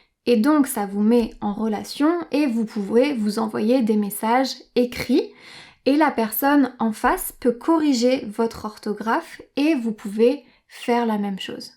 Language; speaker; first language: French; native; French